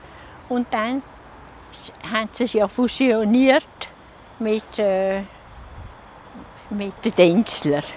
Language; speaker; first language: German; native; German